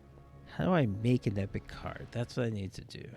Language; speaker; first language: English; native; English